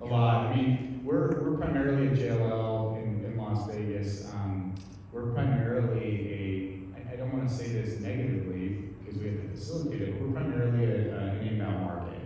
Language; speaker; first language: English; native; English